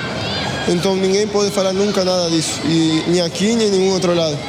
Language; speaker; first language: Portuguese; non-native, fluent; Spanish